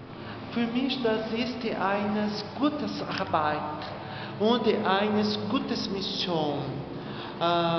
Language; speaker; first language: German; non-native, learner; Portuguese